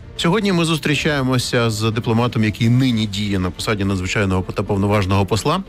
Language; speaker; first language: Ukrainian; native; Ukrainian